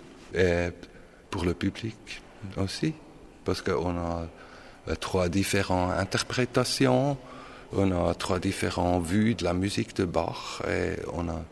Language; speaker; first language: French; non-native, fluent; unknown